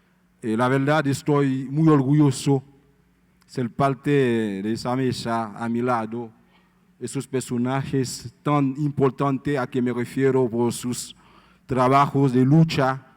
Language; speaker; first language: Spanish; non-native, fluent; Haitian Creole